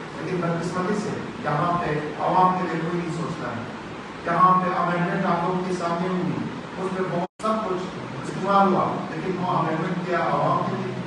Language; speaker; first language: Urdu; non-native, local second language; Pashto